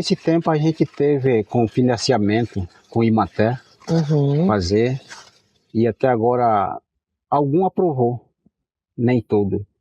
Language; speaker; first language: Portuguese; non-native, local second language; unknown